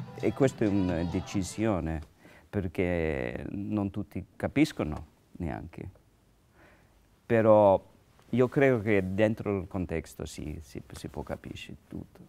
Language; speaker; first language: Italian; non-native, learner; English